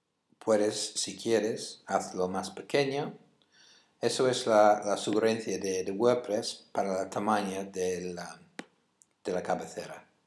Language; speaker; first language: Spanish; non-native, fluent; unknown